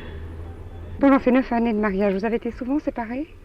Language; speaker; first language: French; native; French